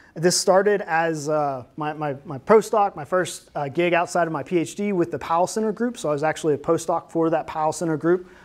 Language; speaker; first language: English; native; English